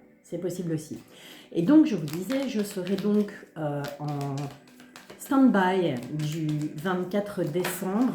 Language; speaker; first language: French; native; French